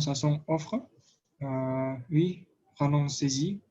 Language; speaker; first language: French; non-native, learner; Russian